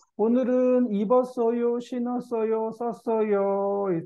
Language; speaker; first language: Korean; native; Korean